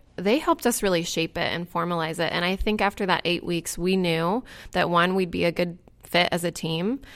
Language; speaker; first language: English; native; English